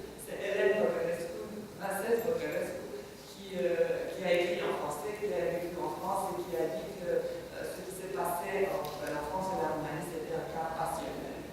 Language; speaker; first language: French; non-native, fluent; Romanian